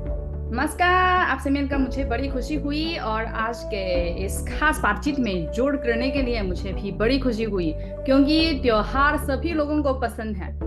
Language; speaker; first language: Hindi; non-native, fluent; Chinese